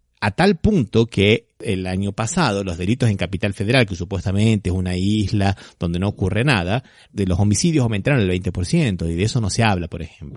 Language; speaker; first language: Spanish; native; Spanish